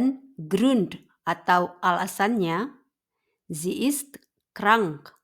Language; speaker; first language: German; non-native, fluent; Indonesian